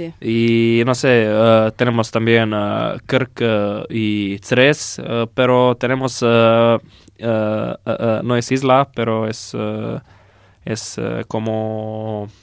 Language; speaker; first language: Spanish; non-native, learner; Croatian